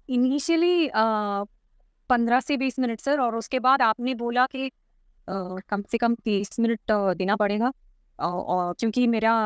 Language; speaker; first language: Hindi; non-native, local second language; Tamil